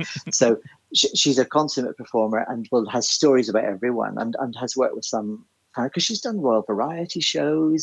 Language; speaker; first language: English; native; English